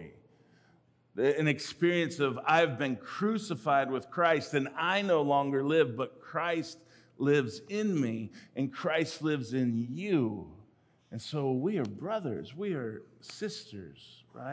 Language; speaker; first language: English; native; English